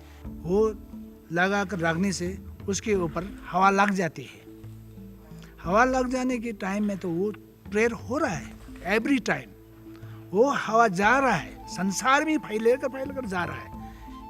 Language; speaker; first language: Hindi; non-native, local second language; Nepali